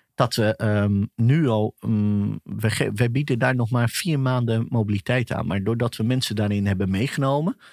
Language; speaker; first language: Dutch; early bilingual, other home language; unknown